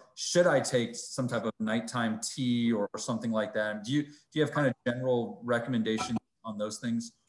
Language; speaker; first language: English; native; English